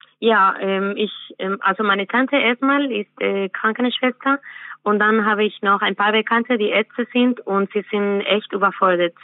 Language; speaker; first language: German; non-native, fluent; Spanish